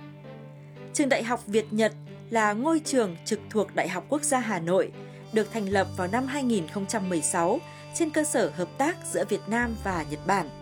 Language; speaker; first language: Vietnamese; native; Vietnamese